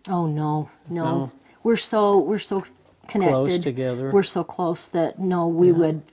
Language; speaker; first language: English; native; English